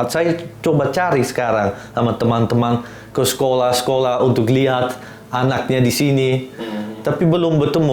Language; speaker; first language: Indonesian; non-native, fluent; Dutch